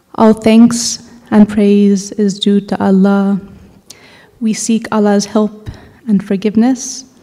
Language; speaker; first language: English; native; English